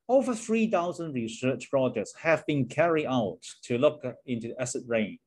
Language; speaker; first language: English; non-native, local second language; Chinese